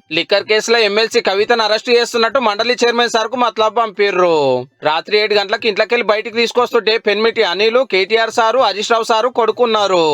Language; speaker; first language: Telugu; native; Telugu